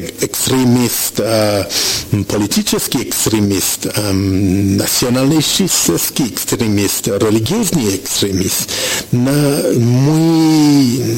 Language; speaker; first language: Russian; non-native, learner; French